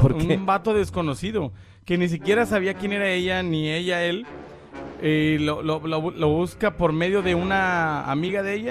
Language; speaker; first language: Spanish; native; Spanish